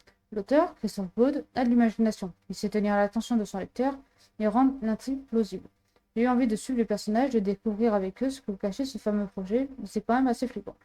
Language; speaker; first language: French; native; French